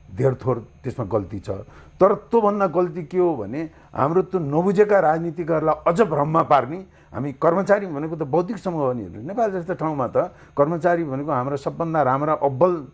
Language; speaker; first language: Nepali; native; Nepali